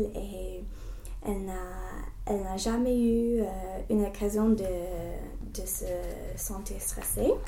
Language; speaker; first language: French; non-native, learner; English